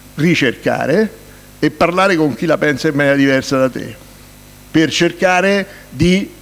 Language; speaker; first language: Italian; native; Italian